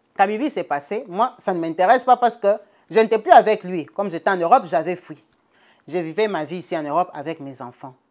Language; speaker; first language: French; non-native, local second language; Lingala